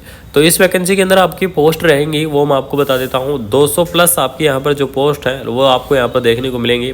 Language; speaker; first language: Hindi; native; Hindi